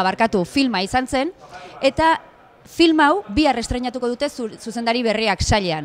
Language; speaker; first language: Basque; native; Basque